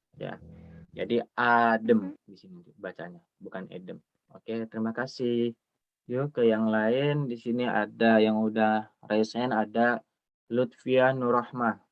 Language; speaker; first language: Indonesian; native; Indonesian